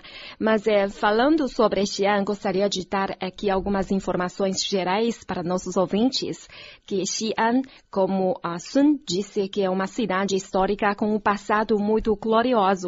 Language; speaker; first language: Portuguese; non-native, fluent; Chinese